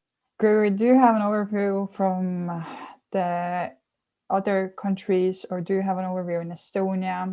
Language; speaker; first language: English; non-native, fluent; Estonian